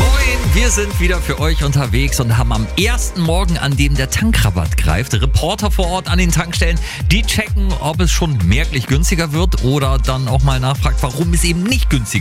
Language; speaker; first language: German; native; German